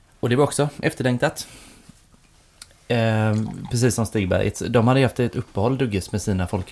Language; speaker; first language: Swedish; native; Swedish